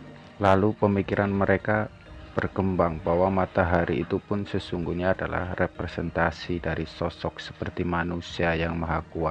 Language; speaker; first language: Indonesian; native; Indonesian